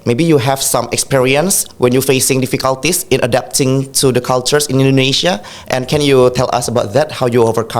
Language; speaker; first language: English; non-native, fluent; Indonesian